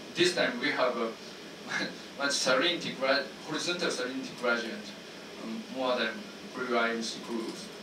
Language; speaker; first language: English; non-native, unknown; Japanese